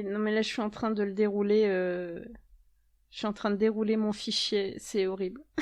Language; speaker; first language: French; native; French